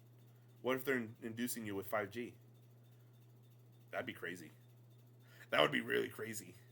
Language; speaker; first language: English; native; English